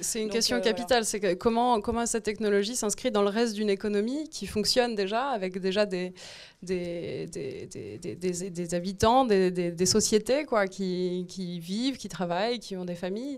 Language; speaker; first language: French; native; French